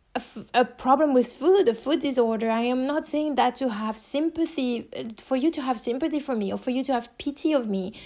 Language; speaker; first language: English; non-native, fluent; French